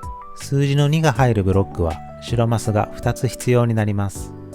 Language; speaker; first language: Japanese; native; Japanese